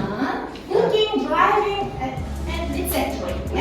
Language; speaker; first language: English; non-native, learner; Kazakh